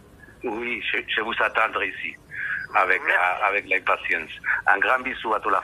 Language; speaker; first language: French; non-native, learner; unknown